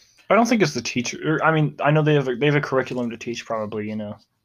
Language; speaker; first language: English; native; English